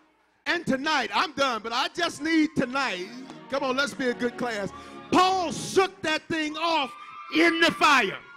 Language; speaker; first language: English; native; English